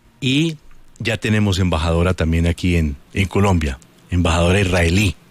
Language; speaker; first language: Spanish; native; Spanish